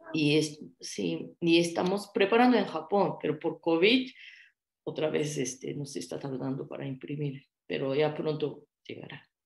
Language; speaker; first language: Spanish; non-native, fluent; Japanese